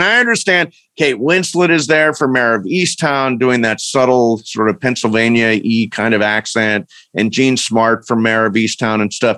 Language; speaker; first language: English; native; English